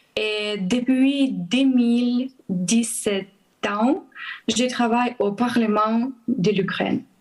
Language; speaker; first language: French; non-native, learner; Ukrainian